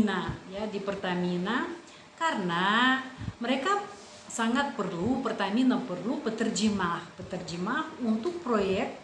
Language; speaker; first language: Indonesian; non-native, fluent; Russian